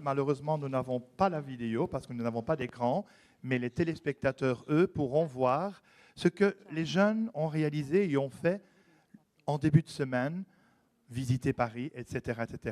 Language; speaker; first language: French; native; French